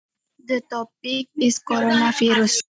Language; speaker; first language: English; non-native, learner; Indonesian